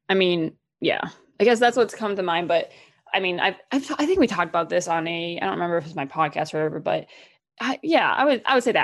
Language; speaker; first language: English; native; English